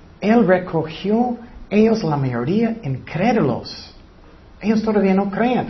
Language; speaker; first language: Spanish; non-native, fluent; English